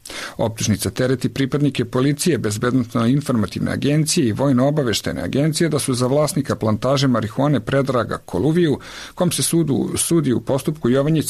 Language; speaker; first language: Croatian; native; Croatian